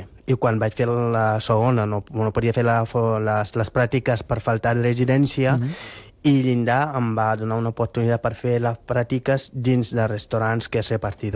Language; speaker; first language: Catalan; non-native, fluent; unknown